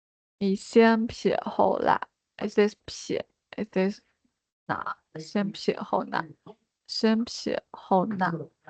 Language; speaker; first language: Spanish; non-native, fluent; Chinese